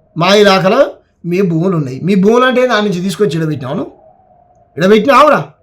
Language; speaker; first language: Telugu; native; Telugu